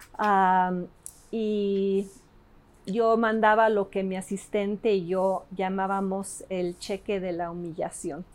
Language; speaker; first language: Spanish; early bilingual, other home language; English